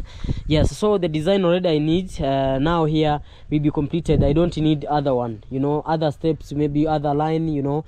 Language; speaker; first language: English; non-native, learner; Swahili